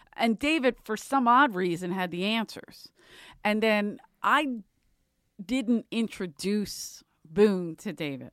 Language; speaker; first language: English; native; English